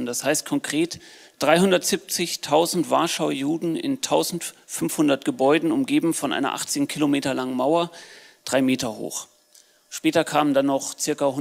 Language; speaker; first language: German; native; German